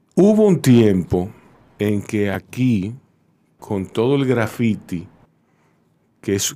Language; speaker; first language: Spanish; native; Spanish